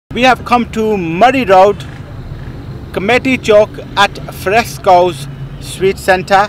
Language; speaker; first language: English; early bilingual, other home language; Hindi